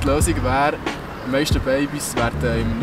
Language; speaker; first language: German; native; German